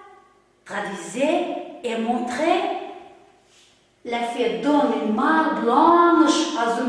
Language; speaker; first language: French; non-native, learner; Uzbek